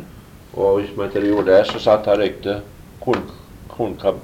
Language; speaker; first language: Norwegian; early bilingual, heritage; Norwegian